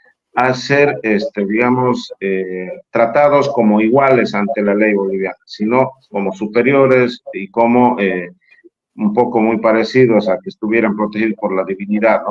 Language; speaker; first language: Spanish; native; Spanish